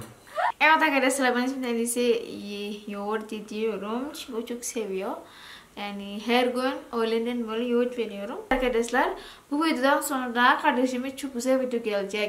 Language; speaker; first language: Turkish; non-native, learner; Indonesian